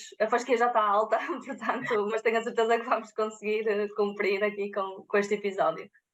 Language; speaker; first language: Portuguese; native; Portuguese